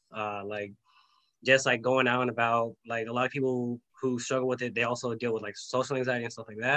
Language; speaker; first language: English; native; English